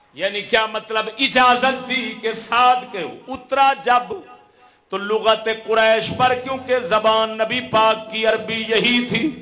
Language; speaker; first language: Urdu; native; Urdu